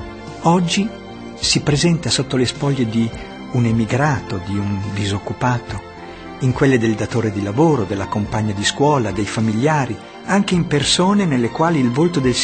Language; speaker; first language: Italian; native; Italian